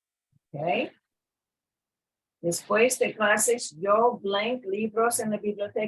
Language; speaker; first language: Spanish; non-native, fluent; English